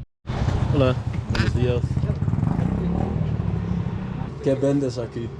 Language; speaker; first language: Spanish; non-native, learner; Dutch